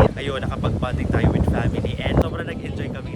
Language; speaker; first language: Filipino; non-native, local second language; Bikol